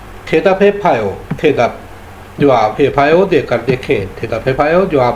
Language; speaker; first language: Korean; non-native, learner; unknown